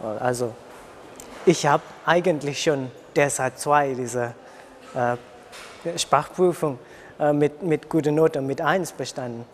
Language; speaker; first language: German; non-native, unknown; Indonesian